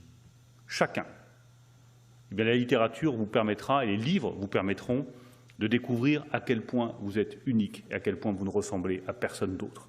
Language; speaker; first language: French; native; French